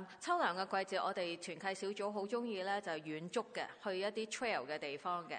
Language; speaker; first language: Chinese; non-native, local second language; Cantonese